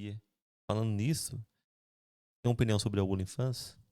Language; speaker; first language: Portuguese; native; Portuguese